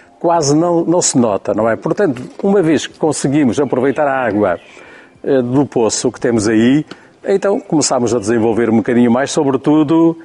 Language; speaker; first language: Portuguese; native; Portuguese